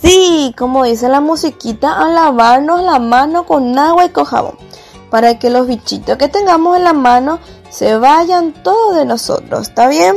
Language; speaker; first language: Spanish; native; Spanish